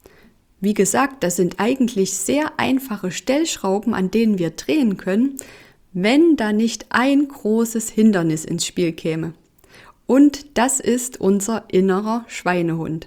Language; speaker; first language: German; native; German